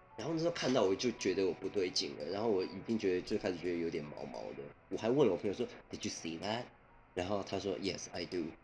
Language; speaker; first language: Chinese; early bilingual, other home language; Min Nan Chinese